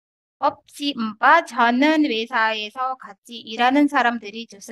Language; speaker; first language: Korean; non-native, fluent; Indonesian